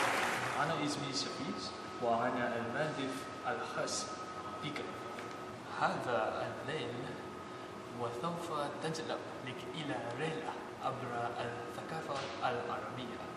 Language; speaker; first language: Arabic; non-native, learner; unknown